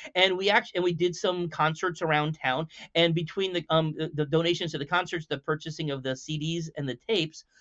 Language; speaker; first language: English; native; English